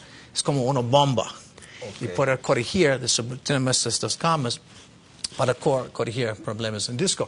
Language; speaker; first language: Spanish; non-native, learner; English